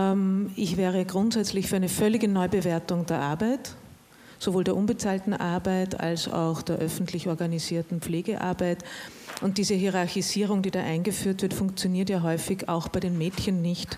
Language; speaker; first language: German; native; German